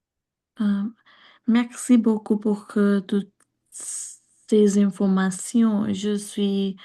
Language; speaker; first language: French; non-native, learner; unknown